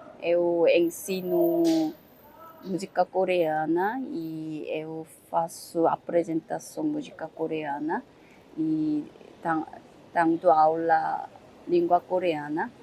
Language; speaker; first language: Portuguese; non-native, learner; Korean